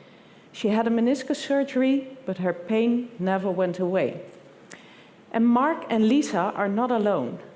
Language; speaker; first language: English; non-native, fluent; Dutch